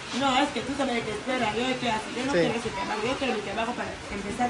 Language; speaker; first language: Spanish; non-native, local second language; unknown